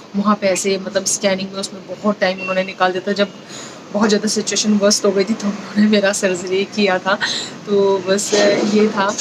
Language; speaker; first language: Hindi; native; Hindi